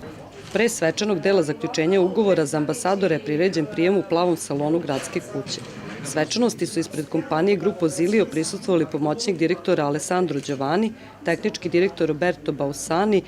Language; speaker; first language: Serbian; native; Serbian